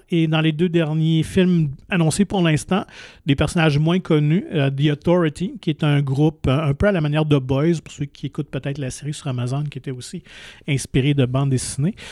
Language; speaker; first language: French; native; French